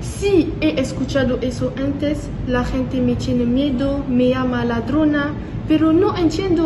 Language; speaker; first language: Spanish; non-native, learner; French